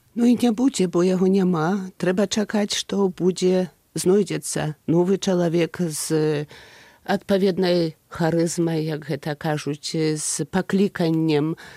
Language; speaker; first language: Belarusian; native; Belarusian